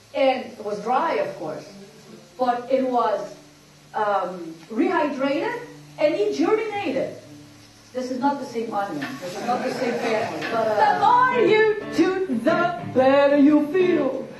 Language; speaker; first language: English; non-native, fluent; French